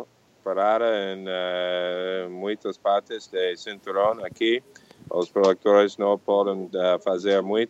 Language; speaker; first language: Portuguese; non-native, fluent; English